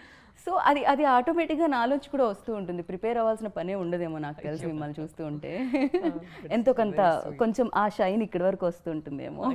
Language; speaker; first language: Telugu; native; Telugu